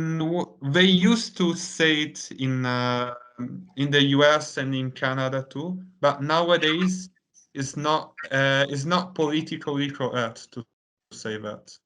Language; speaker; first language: English; non-native, fluent; Italian